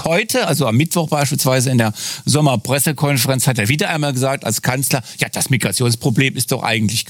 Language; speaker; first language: German; native; German